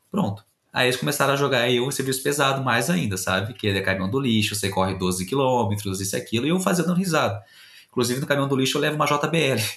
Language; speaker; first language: Portuguese; native; Portuguese